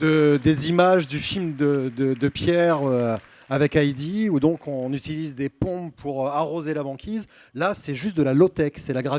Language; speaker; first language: French; native; French